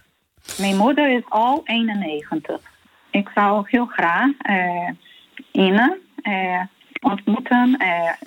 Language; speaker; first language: Dutch; non-native, learner; Portuguese